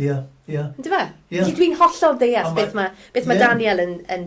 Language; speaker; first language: Welsh; native; Welsh